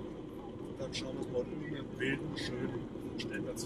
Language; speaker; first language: German; native; German